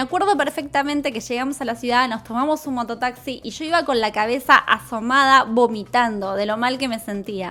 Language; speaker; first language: Spanish; native; Spanish